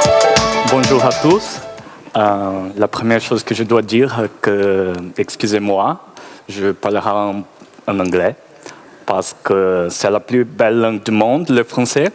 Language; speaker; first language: French; non-native, learner; Portuguese